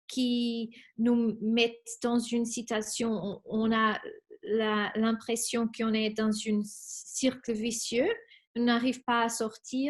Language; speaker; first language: French; non-native, fluent; Spanish